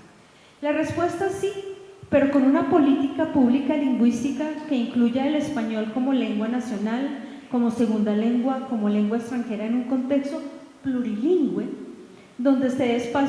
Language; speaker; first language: Spanish; native; Spanish